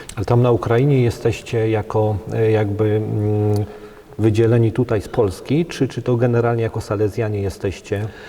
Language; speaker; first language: Polish; native; Polish